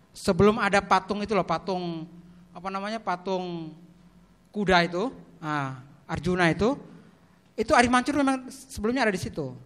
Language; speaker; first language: Indonesian; native; Indonesian